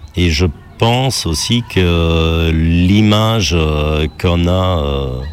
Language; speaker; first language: French; non-native, fluent; German